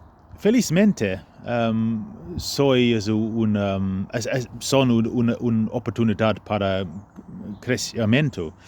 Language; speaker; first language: Spanish; non-native, fluent; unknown